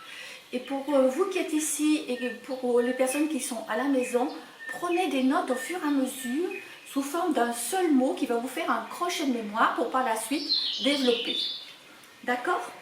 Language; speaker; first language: French; native; French